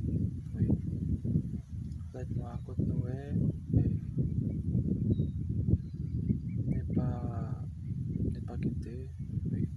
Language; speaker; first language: French; non-native, learner; Portuguese